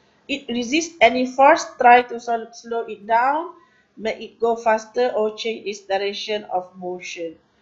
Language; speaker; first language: English; non-native, local second language; Malay